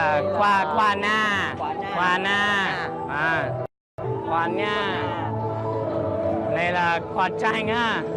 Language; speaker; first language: Vietnamese; non-native, learner; English